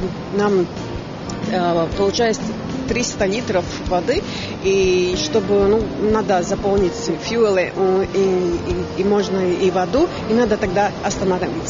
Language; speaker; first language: Russian; non-native, fluent; Latvian